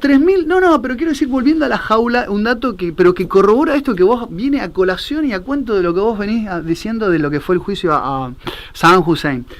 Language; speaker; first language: Spanish; native; Spanish